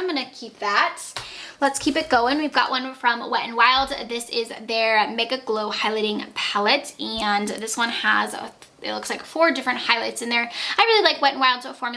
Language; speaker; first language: English; native; English